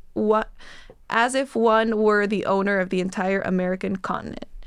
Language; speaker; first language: English; native; English